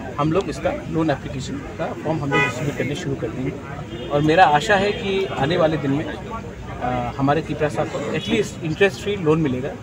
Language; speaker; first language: Hindi; non-native, local second language; Kok Borok